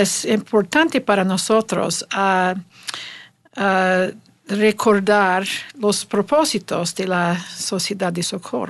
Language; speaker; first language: Spanish; non-native, learner; English